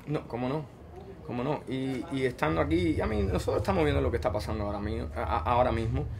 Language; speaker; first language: Spanish; early bilingual, heritage; Spanish